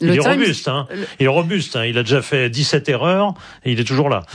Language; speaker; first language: French; native; French